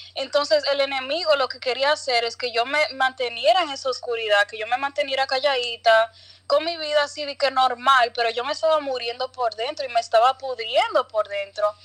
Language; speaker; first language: Spanish; early bilingual, other home language; English